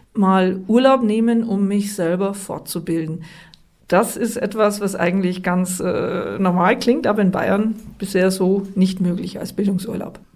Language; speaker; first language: German; native; German